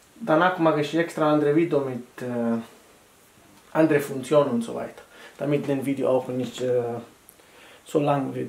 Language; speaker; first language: German; non-native, fluent; Italian